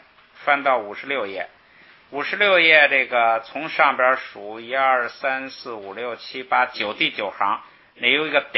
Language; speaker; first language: Chinese; native; Chinese